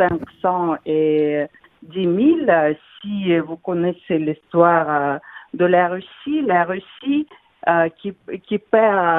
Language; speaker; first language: French; non-native, fluent; Russian